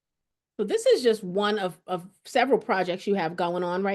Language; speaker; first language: English; native; English